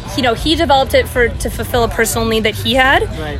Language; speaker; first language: English; native; English